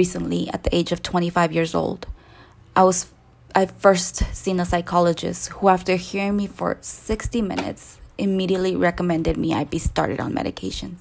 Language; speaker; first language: English; early bilingual, other home language; Spanish